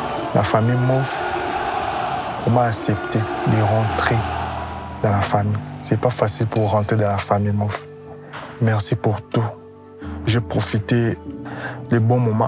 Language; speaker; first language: French; non-native, local second language; Lingala